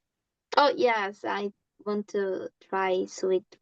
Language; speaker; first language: English; non-native, learner; Korean